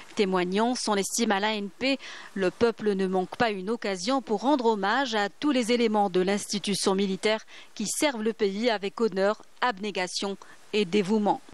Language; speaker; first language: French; non-native, local second language; Arabic